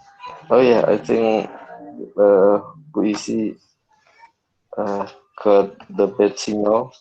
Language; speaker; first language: English; non-native, learner; Indonesian